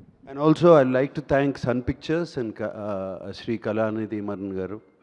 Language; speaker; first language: English; non-native, local second language; Telugu